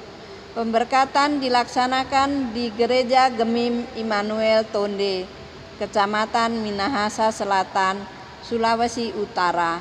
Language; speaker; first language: Indonesian; native; Indonesian